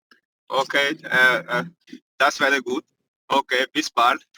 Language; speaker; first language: German; non-native, learner; Hindi